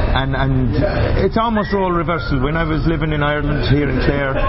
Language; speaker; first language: English; native; English